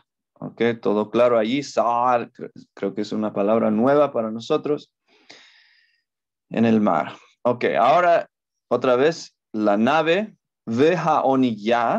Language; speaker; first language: Spanish; non-native, fluent; English